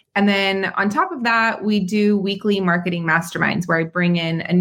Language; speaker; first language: English; native; English